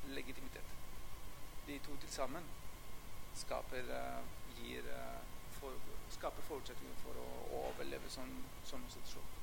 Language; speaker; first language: Norwegian; non-native, fluent; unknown